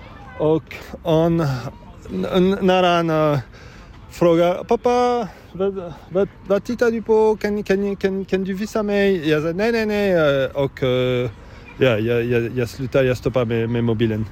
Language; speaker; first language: Swedish; non-native, learner; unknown